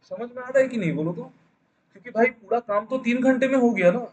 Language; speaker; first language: Hindi; non-native, local second language; Bangla